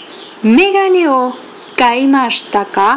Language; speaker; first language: Japanese; non-native, learner; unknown